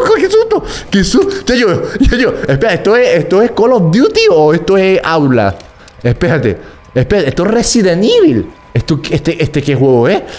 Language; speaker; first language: Spanish; early bilingual, other home language; Korean